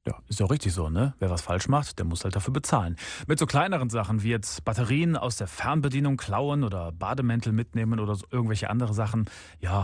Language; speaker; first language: German; native; German